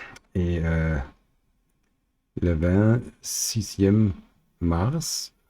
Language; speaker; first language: French; non-native, learner; German